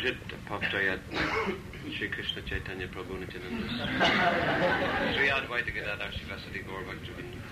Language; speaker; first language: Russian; non-native, learner; English